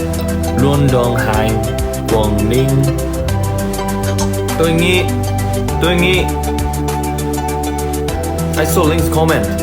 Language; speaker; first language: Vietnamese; non-native, learner; Korean